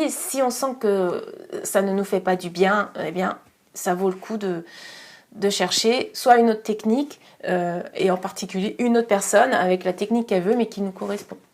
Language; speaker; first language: French; native; French